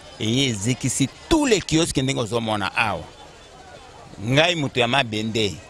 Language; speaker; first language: Lingala; native; Lingala